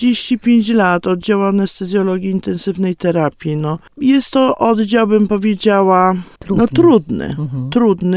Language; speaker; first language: Polish; native; Polish